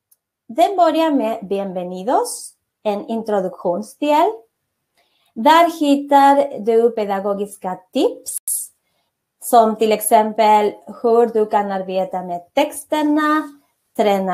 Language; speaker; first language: Swedish; non-native, fluent; Spanish